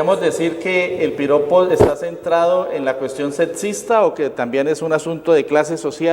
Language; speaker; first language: Spanish; native; Spanish